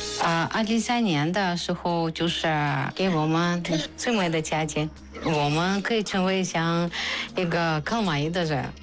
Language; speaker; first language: Chinese; non-native, fluent; Russian